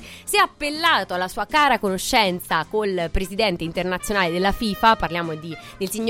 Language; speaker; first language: Italian; native; Italian